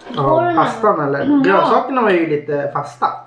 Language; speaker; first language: Swedish; native; Swedish